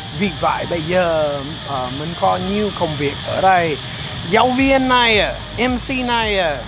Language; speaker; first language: Vietnamese; non-native, fluent; English